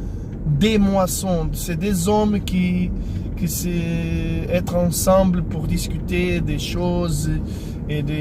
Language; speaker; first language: French; non-native, fluent; Portuguese